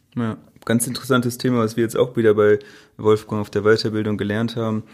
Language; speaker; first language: German; native; German